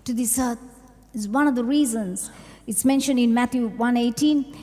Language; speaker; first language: English; non-native, local second language; Sinhala